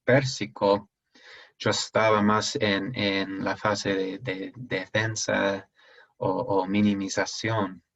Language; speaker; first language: Spanish; non-native, fluent; English